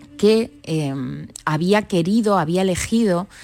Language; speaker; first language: Spanish; native; Spanish